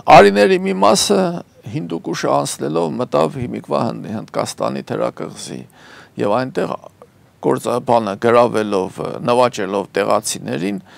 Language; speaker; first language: Armenian; native; Armenian